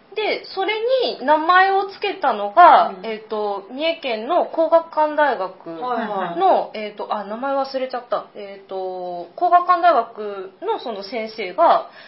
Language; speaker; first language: Japanese; native; Japanese